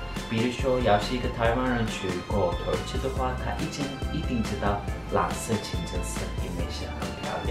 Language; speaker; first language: Chinese; non-native, learner; Turkish